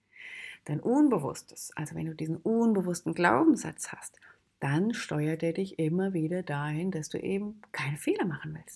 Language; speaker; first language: German; native; German